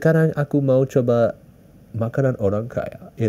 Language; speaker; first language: Indonesian; early bilingual, heritage; English